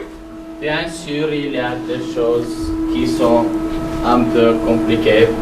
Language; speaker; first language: French; non-native, learner; English